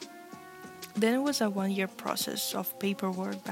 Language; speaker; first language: English; non-native, fluent; Russian